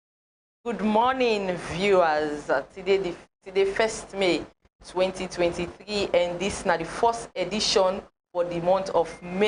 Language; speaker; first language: English; non-native, local second language; Krio